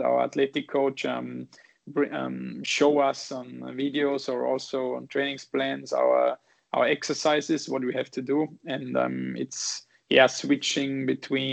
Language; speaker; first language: English; non-native, fluent; German